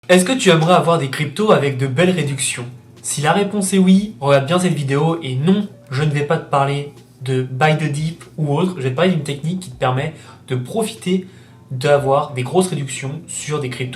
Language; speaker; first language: French; native; French